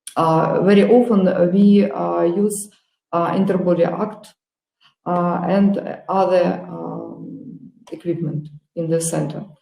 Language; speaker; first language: English; non-native, learner; Russian